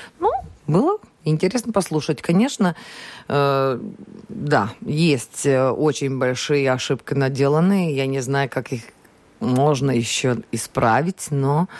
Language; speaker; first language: Russian; non-native, local second language; Latvian